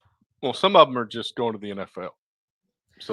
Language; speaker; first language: English; native; English